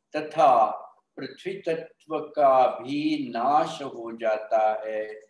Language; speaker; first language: Hindi; non-native, local second language; Marathi